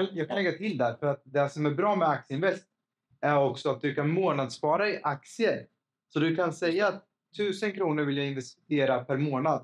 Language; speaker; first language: Swedish; native; Swedish